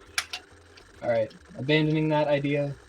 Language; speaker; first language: English; native; English